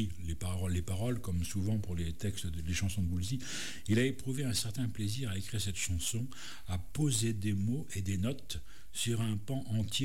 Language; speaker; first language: French; native; French